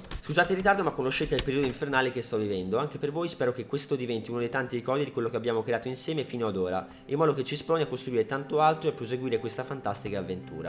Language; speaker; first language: Italian; native; Italian